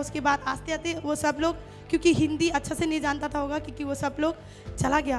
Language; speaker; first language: Hindi; non-native, local second language; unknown